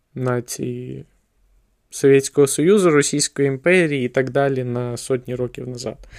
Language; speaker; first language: Ukrainian; native; Ukrainian